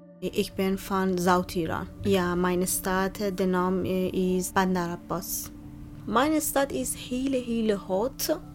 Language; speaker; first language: Dutch; non-native, learner; Persian